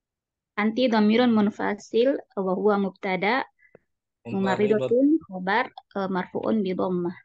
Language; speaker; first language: Arabic; non-native, learner; Indonesian